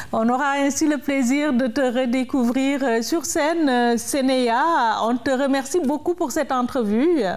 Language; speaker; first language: French; native; French